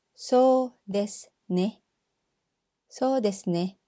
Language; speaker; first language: Japanese; non-native, fluent; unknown